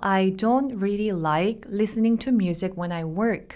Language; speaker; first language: English; non-native, fluent; Korean